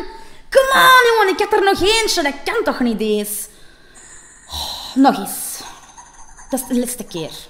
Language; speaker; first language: Dutch; native; Dutch